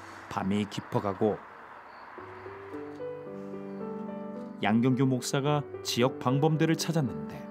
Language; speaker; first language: Korean; native; Korean